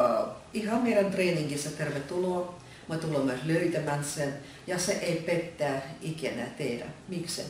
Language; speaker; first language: Finnish; non-native, fluent; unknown